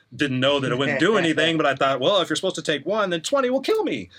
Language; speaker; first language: English; native; English